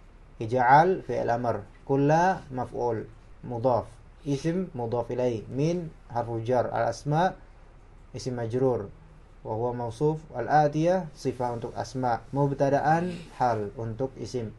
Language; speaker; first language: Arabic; non-native, fluent; Indonesian